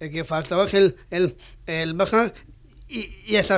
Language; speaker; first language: Catalan; non-native, local second language; Spanish